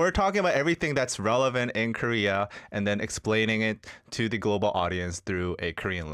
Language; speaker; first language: English; early bilingual, other home language; Korean